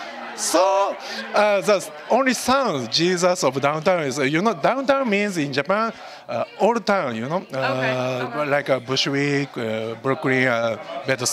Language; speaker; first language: English; non-native, learner; Japanese